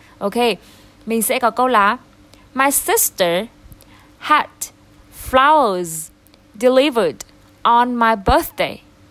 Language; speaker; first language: English; non-native, fluent; Vietnamese